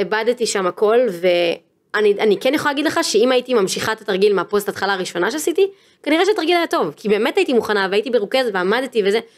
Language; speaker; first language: Hebrew; native; Hebrew